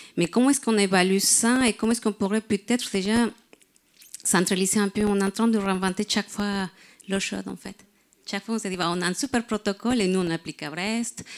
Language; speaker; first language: French; non-native, fluent; Spanish